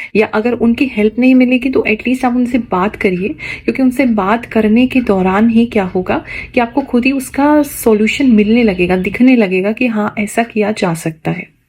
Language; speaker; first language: Hindi; native; Hindi